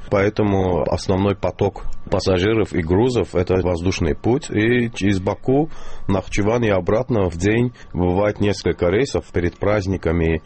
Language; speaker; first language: Russian; non-native, local second language; Azerbaijani